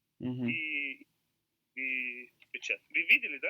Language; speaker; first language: Russian; non-native, learner; Arabic